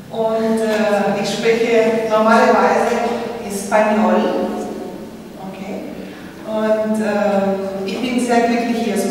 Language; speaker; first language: German; non-native, fluent; Spanish